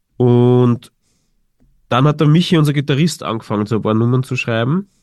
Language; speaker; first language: German; native; German